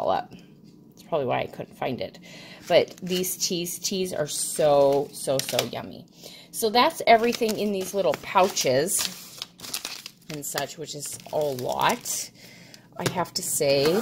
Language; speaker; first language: English; native; English